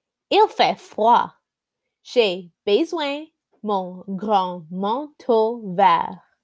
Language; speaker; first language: French; non-native, learner; English